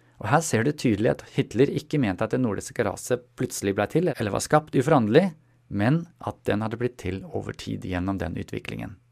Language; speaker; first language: Norwegian; non-native, fluent; German